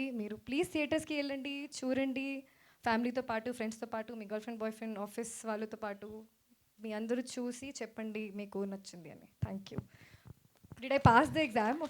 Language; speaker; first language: Telugu; non-native, local second language; Hindi